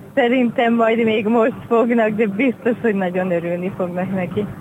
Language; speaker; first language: Hungarian; native; Hungarian